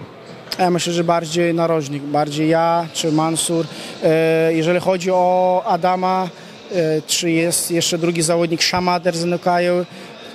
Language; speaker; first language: Polish; non-native, fluent; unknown